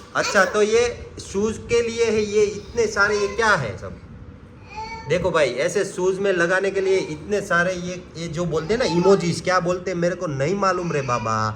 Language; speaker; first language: Hindi; non-native, local second language; Gujarati